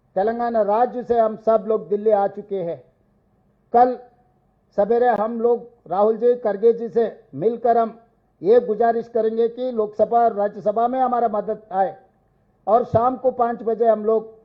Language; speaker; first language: Hindi; non-native, local second language; Telugu